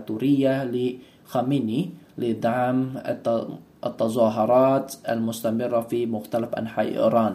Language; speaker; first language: Arabic; non-native, fluent; Indonesian